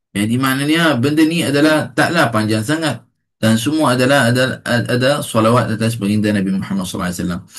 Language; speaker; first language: Malay; native; Malay